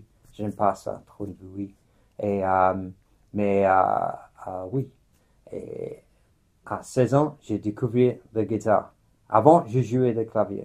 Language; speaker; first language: French; non-native, fluent; English